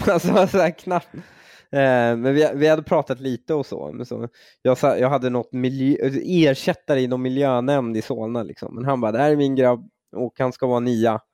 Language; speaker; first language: Swedish; early bilingual, other home language; Persian